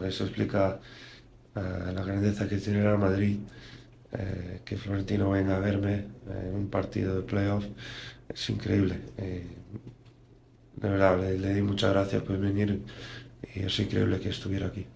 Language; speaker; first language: Spanish; non-native, fluent; Slovenian